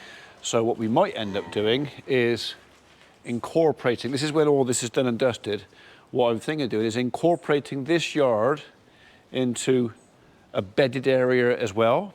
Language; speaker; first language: English; native; English